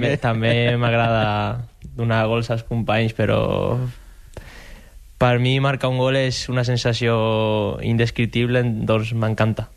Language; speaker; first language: Catalan; non-native, local second language; Spanish